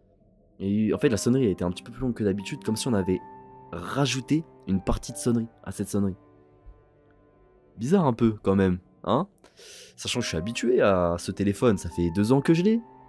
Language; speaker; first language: French; native; French